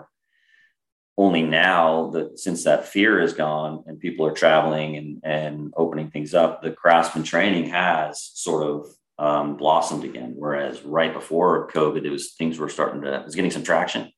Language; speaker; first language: English; native; English